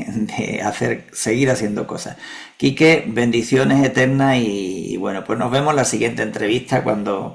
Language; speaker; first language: Spanish; native; Spanish